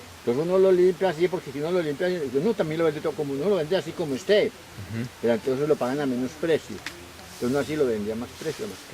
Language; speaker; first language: Spanish; native; Spanish